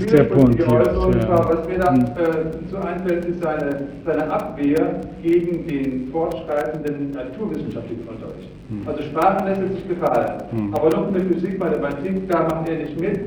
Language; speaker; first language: German; native; German